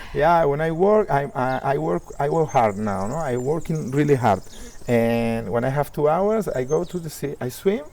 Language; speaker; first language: English; non-native, learner; Spanish